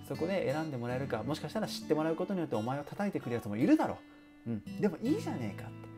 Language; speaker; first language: Japanese; native; Japanese